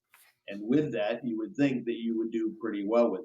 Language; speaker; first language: English; native; English